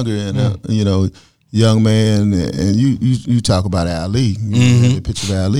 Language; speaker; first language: English; native; English